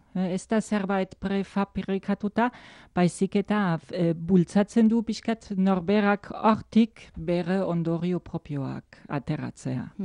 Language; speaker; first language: Basque; non-native, fluent; German